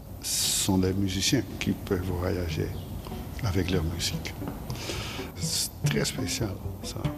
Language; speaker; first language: French; non-native, fluent; Dutch